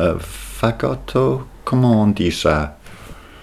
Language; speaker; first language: French; non-native, fluent; English